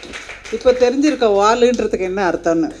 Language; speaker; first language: Tamil; native; Tamil